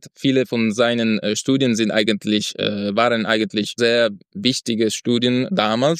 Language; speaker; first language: German; non-native, fluent; Italian